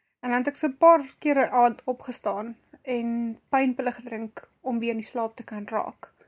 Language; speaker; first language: Afrikaans; native; Afrikaans